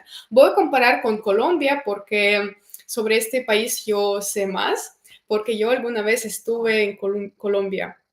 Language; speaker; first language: Spanish; non-native, fluent; Russian